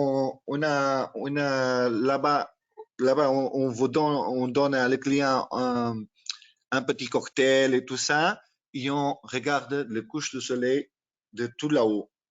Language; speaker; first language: French; non-native, learner; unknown